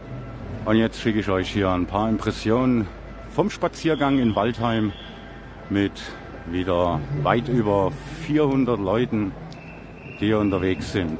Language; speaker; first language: German; native; German